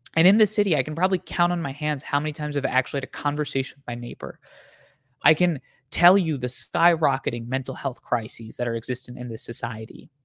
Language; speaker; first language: English; native; English